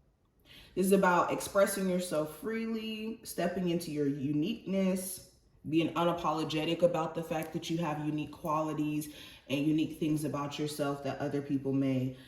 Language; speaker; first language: English; native; English